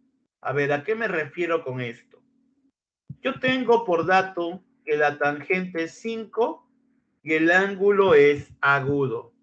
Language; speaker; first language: Spanish; native; Spanish